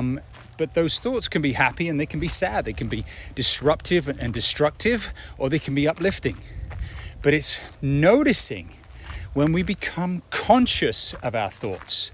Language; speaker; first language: English; native; English